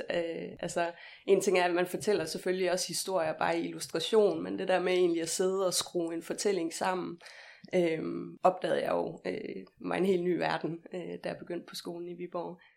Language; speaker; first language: Danish; native; Danish